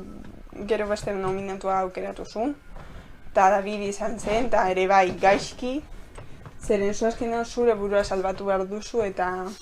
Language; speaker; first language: Basque; non-native, local second language; Spanish